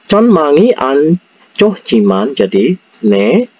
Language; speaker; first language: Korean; non-native, fluent; Indonesian